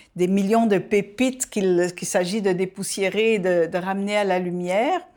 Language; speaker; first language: French; non-native, fluent; Dutch